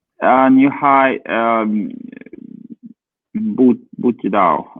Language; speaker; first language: Chinese; non-native, learner; Swedish